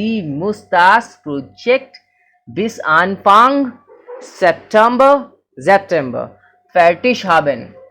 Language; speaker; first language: German; non-native, fluent; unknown